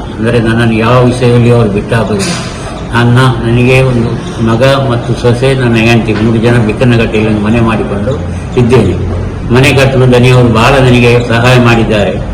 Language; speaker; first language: Kannada; non-native, local second language; Tulu